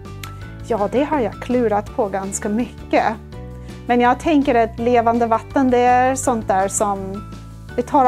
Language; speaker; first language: Swedish; non-native, fluent; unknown